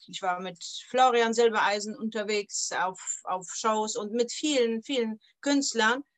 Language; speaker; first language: German; non-native, fluent; Polish